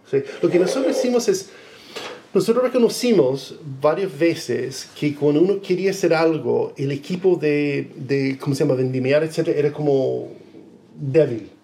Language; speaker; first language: Spanish; non-native, fluent; English